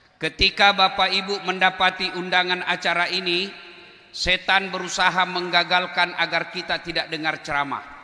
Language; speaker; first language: Indonesian; non-native, local second language; Buginese